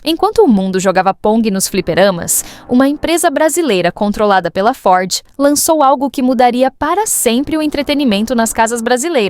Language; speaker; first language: Portuguese; native; Portuguese